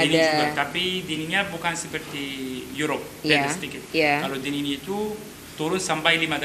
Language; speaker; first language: Indonesian; non-native, learner; Arabic